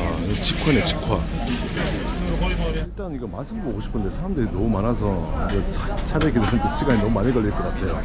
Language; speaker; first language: Korean; native; Korean